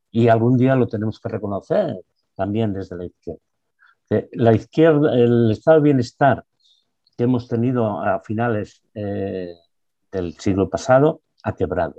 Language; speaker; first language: Spanish; non-native, local second language; Basque